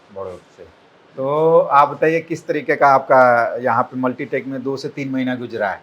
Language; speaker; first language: Hindi; native; Hindi